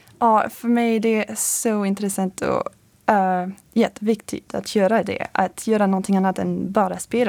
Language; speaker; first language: Swedish; non-native, fluent; French